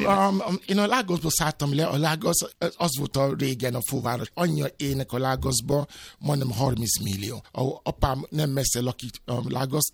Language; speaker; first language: Hungarian; non-native, fluent; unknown